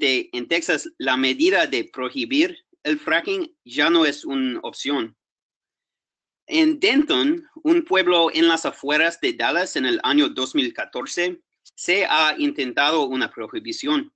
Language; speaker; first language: Spanish; non-native, fluent; English